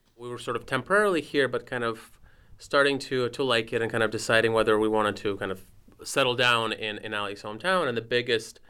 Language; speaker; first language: English; non-native, fluent; Russian